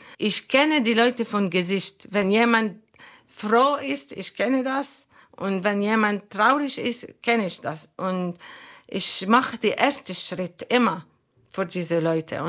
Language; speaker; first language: German; non-native, learner; Arabic